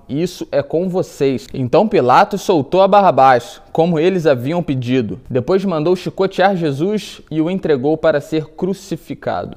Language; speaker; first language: Portuguese; native; Portuguese